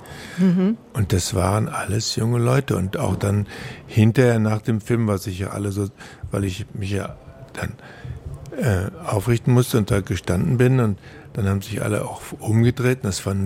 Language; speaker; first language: German; native; German